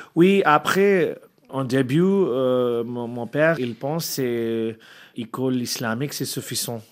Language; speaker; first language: French; non-native, learner; Arabic